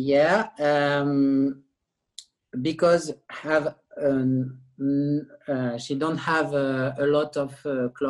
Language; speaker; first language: English; non-native, learner; French